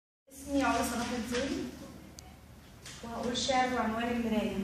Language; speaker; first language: Arabic; native; Arabic